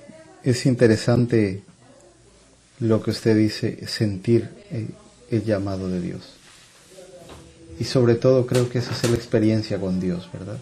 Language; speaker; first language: Spanish; native; Spanish